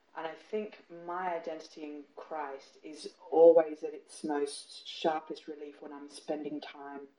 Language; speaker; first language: English; native; English